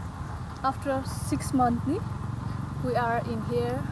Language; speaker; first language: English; non-native, learner; Nepali